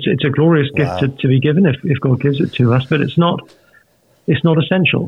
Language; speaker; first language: English; native; English